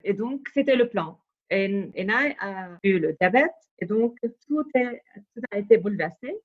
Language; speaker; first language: French; non-native, fluent; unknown